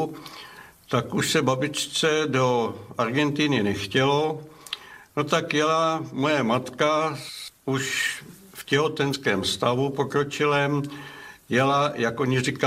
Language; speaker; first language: Czech; non-native, local second language; German